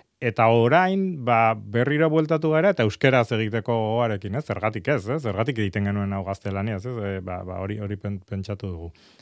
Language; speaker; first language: Basque; native; Basque